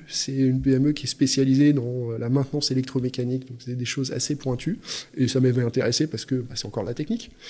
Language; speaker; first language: French; native; French